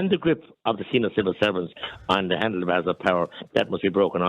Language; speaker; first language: English; native; English